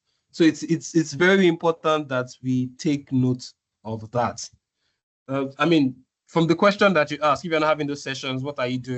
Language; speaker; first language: English; non-native, local second language; Yoruba